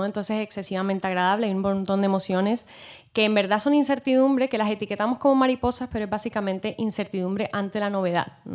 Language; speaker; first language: Spanish; native; Spanish